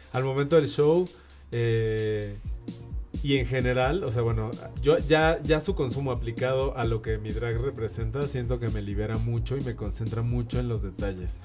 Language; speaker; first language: Spanish; native; Spanish